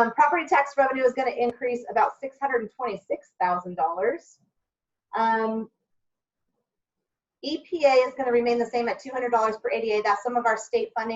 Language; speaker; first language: English; native; English